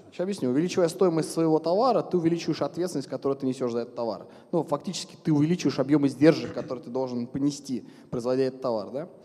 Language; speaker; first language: Russian; native; Russian